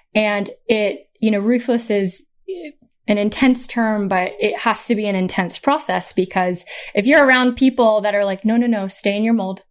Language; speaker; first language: English; native; English